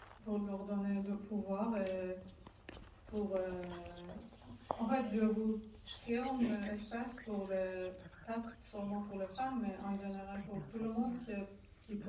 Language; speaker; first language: French; non-native, learner; Persian